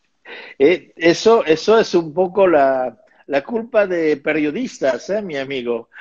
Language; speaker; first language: Spanish; non-native, fluent; French